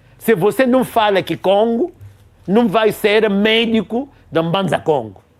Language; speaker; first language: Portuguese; non-native, local second language; Kongo